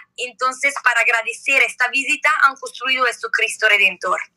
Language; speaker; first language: Spanish; non-native, learner; Italian